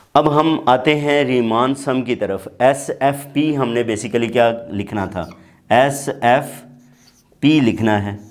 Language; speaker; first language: Urdu; non-native, local second language; Punjabi